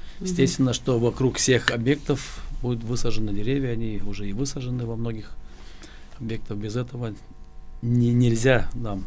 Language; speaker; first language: Russian; non-native, local second language; Gagauz